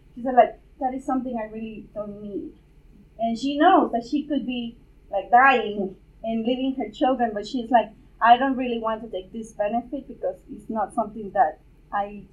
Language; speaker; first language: English; non-native, fluent; Spanish